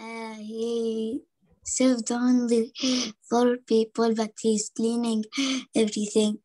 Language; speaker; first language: English; non-native, learner; Arabic